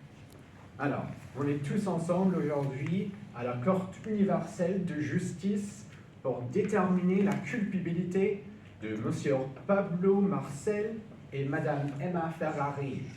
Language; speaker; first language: French; non-native, learner; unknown